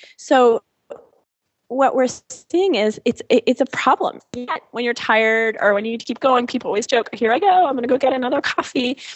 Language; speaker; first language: English; non-native, fluent; French